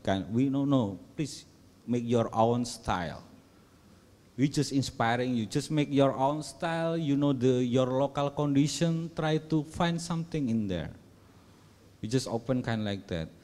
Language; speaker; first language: English; non-native, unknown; Indonesian